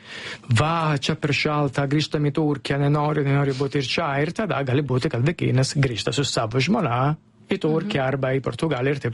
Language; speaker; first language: Lithuanian; non-native, learner; Italian